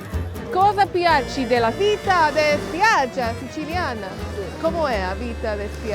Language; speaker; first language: Italian; non-native, learner; English